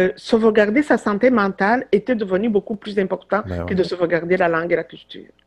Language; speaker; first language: French; non-native, local second language; Kinyarwanda